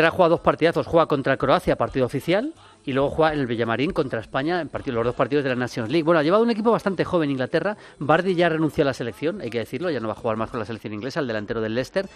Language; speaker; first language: Spanish; native; Spanish